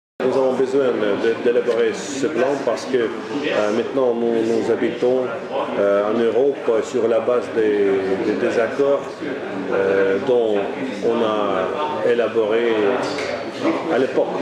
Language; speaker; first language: French; non-native, fluent; Russian